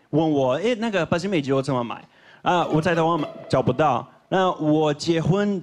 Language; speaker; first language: Chinese; non-native, learner; Portuguese